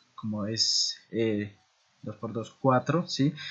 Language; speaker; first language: Spanish; native; Spanish